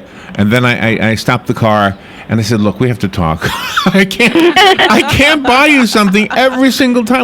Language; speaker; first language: English; native; English